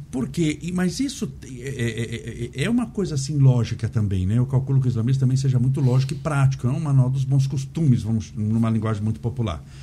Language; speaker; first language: Portuguese; native; Portuguese